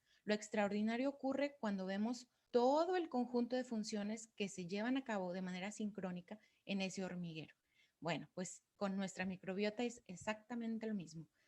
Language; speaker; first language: Spanish; native; Spanish